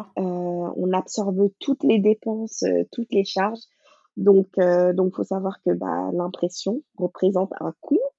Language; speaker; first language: French; non-native, local second language; Wolof